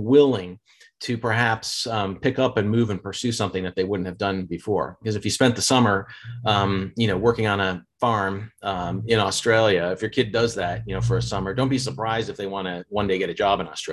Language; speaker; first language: English; native; English